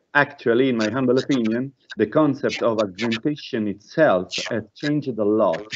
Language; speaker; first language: English; non-native, fluent; Italian